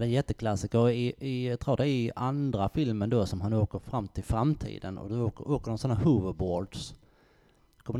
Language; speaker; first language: Swedish; native; Swedish